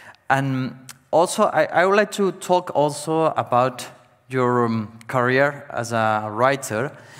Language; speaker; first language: English; non-native, fluent; Catalan